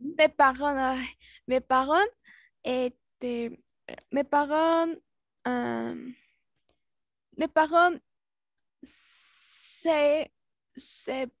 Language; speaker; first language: French; non-native, learner; Spanish